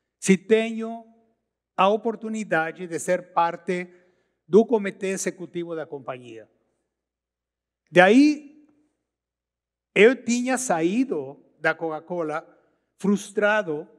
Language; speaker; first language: Portuguese; non-native, learner; Spanish